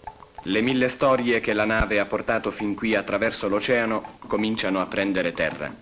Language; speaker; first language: Italian; native; Italian